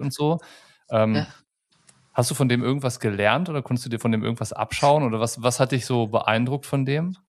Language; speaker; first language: German; native; German